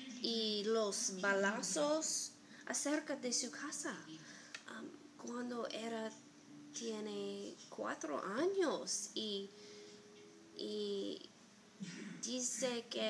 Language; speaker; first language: Spanish; non-native, learner; English